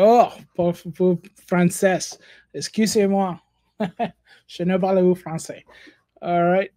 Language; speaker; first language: French; non-native, learner; Spanish